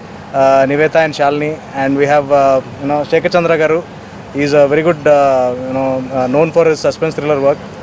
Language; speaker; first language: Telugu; native; Telugu